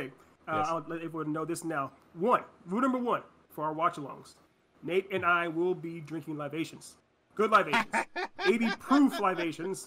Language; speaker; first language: English; native; English